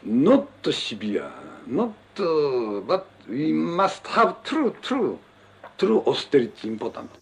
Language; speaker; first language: English; non-native, learner; Japanese